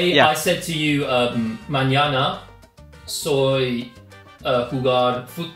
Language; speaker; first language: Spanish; non-native, learner; English